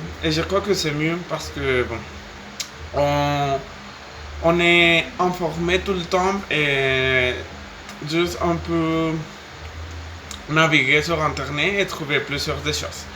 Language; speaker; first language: French; non-native, fluent; Spanish